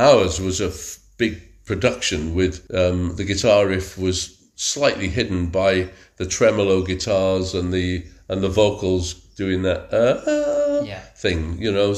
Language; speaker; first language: English; native; English